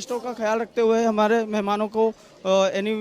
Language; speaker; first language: Hindi; native; Hindi